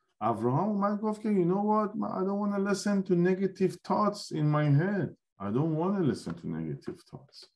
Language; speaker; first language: English; non-native, fluent; Persian